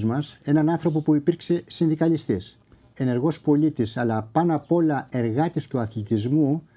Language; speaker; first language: Greek; native; Greek